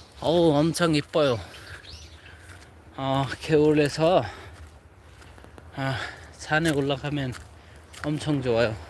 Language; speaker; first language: Korean; non-native, learner; Bangla